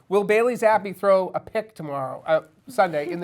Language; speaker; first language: English; native; English